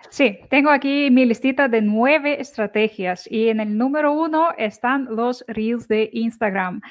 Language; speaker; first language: Spanish; non-native, fluent; Ukrainian